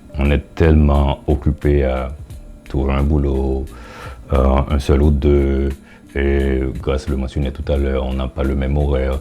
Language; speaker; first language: French; non-native, local second language; Haitian Creole